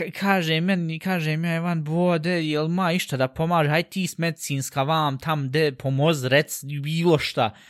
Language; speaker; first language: Bosnian; early bilingual, heritage; Bosnian